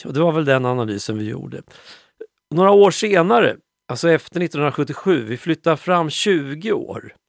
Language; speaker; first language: Swedish; native; Swedish